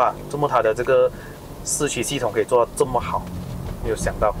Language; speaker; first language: Chinese; native; Chinese